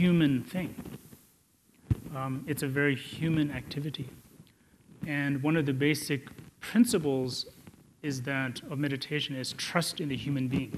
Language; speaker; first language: English; non-native, local second language; Tibetan